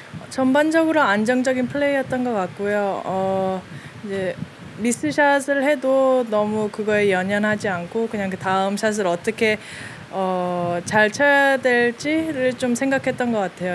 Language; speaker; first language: Korean; early bilingual, heritage; Korean